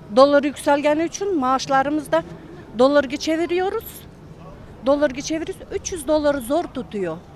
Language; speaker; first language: Turkish; non-native, learner; Uzbek